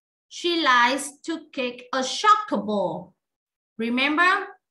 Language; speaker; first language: English; non-native, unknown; Vietnamese